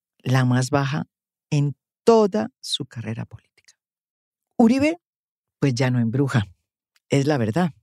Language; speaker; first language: Spanish; native; Spanish